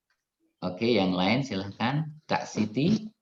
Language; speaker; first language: Indonesian; native; Indonesian